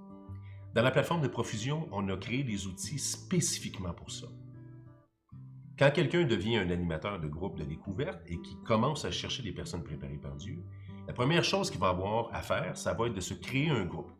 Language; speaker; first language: French; native; French